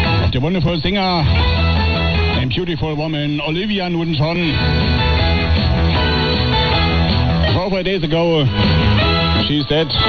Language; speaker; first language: English; non-native, learner; German